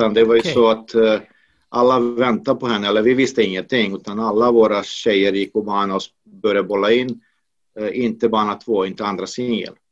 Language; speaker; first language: Swedish; non-native, fluent; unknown